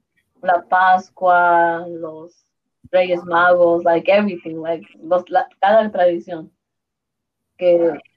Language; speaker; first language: Spanish; early bilingual, heritage; Spanish